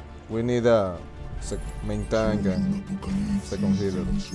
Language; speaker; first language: English; non-native, learner; Spanish